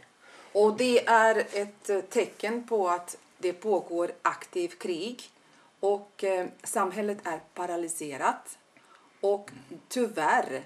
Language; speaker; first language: Swedish; non-native, fluent; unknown